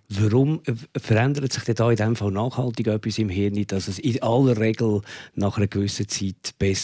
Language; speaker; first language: German; native; German